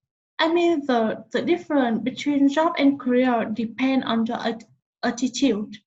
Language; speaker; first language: English; non-native, learner; Vietnamese